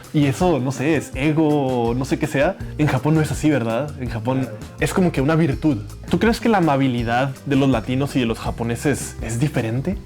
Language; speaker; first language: Spanish; native; Spanish